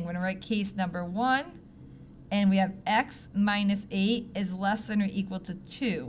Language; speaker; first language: English; native; English